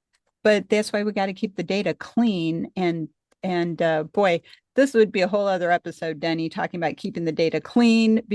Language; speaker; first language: English; native; English